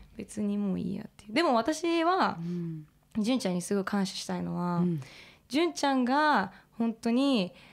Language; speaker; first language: Japanese; native; Japanese